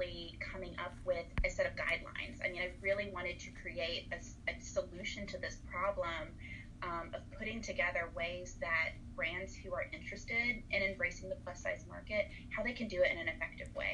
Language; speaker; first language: English; native; English